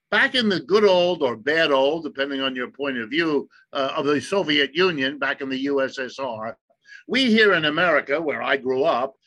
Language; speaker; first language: English; early bilingual, other home language; German